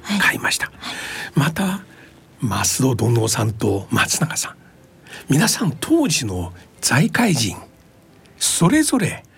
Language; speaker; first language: Japanese; non-native, fluent; Chinese